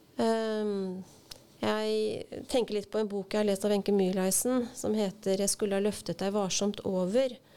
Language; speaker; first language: Norwegian; native; Norwegian